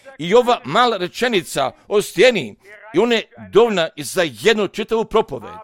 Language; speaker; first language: Croatian; non-native, fluent; German